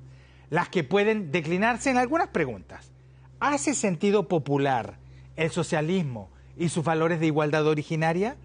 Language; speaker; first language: Spanish; native; Spanish